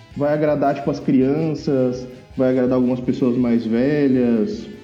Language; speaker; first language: Portuguese; native; Portuguese